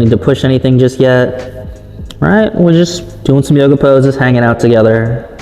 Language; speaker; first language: English; native; English